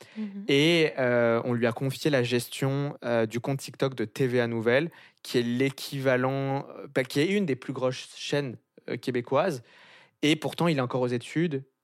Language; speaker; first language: French; native; French